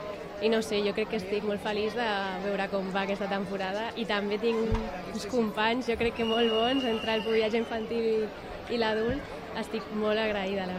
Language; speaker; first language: Catalan; native; Catalan